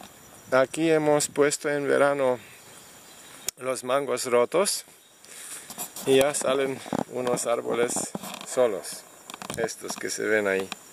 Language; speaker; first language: Spanish; non-native, fluent; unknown